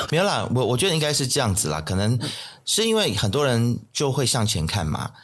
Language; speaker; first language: Chinese; native; Chinese